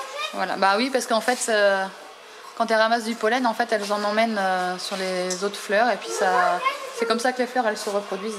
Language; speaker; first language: French; native; French